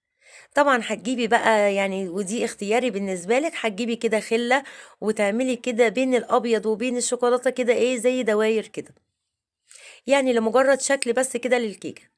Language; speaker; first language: Arabic; native; Arabic